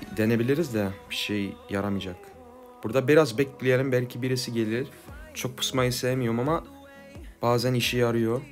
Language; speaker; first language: Turkish; early bilingual, heritage; Turkish